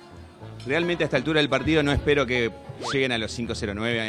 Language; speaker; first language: Spanish; native; Spanish